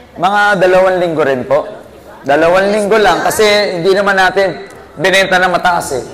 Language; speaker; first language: Filipino; native; Filipino